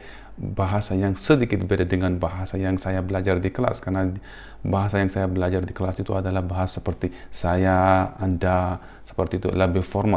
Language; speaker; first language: Indonesian; non-native, fluent; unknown